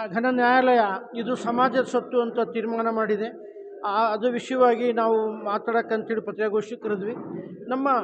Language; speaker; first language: Kannada; non-native, local second language; Lambadi